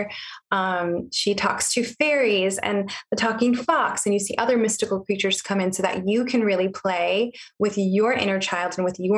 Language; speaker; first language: English; native; English